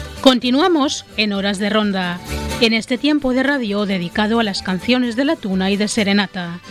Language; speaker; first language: Spanish; native; Spanish